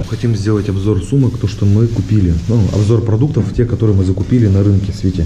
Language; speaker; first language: Russian; native; Russian